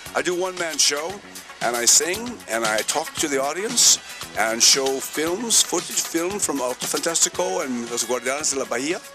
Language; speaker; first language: English; native; English